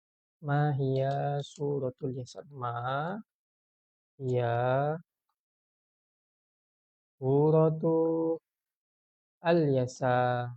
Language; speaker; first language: Arabic; non-native, fluent; Malay